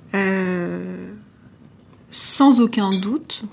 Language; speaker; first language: French; native; French